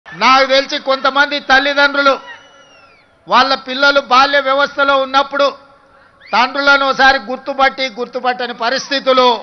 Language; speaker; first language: Telugu; native; Telugu